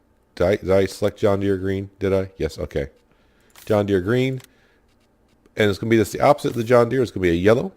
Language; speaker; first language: English; native; English